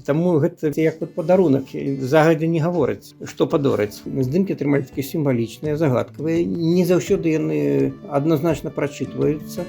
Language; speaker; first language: Belarusian; native; Belarusian